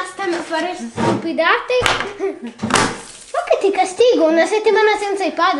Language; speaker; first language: Italian; non-native, fluent; Russian